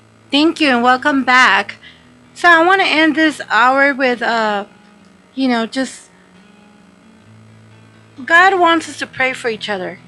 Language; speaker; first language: English; early bilingual, other home language; Spanish